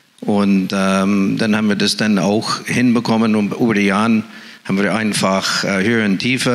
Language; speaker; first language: German; non-native, fluent; English